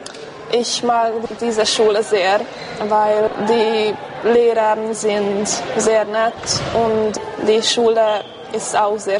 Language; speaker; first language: German; non-native, local second language; Hungarian